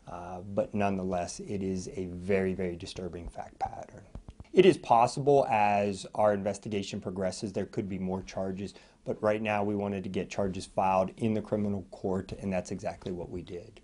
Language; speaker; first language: English; native; English